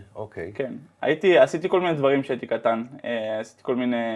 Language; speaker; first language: Hebrew; early bilingual, heritage; Dutch